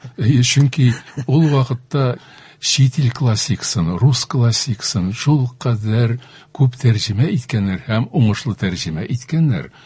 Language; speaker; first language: Tatar; native; Tatar